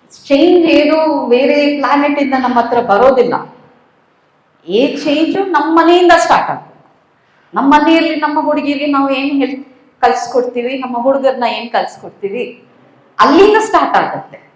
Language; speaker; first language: Kannada; non-native, local second language; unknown